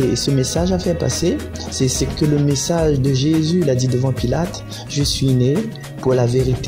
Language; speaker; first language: French; non-native, learner; Réunion Creole French